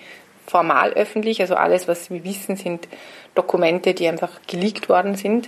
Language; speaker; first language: German; native; German